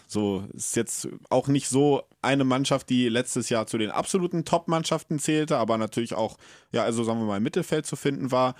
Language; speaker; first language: German; native; German